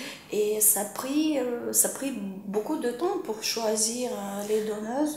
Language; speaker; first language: French; non-native, fluent; Ukrainian